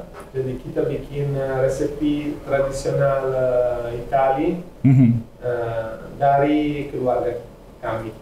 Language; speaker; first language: Indonesian; non-native, fluent; Italian